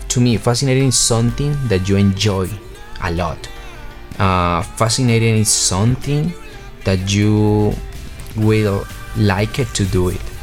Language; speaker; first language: English; non-native, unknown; Spanish